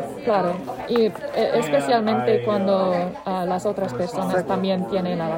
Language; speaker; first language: Spanish; non-native, learner; English